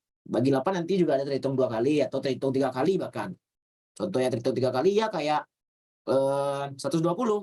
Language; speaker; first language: Indonesian; native; Indonesian